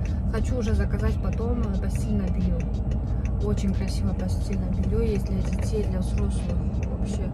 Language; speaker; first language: Russian; native; Russian